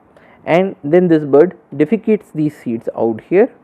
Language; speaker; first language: English; non-native, local second language; Hindi